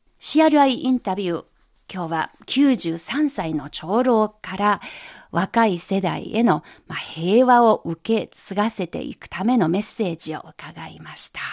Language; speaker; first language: Japanese; non-native, fluent; Chinese